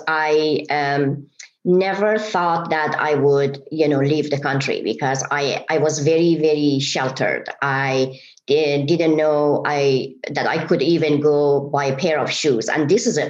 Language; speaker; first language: English; non-native, fluent; Persian